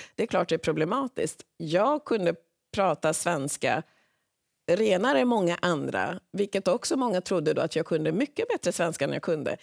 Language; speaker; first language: Swedish; early bilingual, other home language; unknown